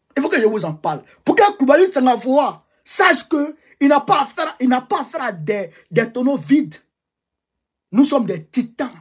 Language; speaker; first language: French; non-native, local second language; Bambara